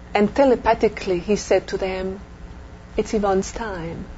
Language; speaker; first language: English; non-native, fluent; French